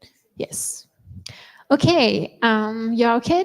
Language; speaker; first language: English; non-native, learner; French